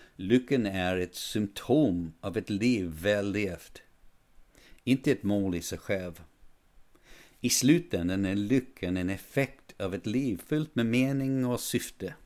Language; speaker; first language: Swedish; non-native, fluent; English